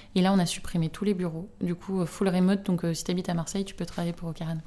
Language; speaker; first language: French; native; French